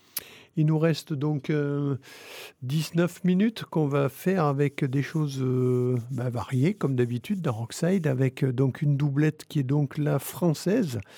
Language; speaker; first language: French; native; French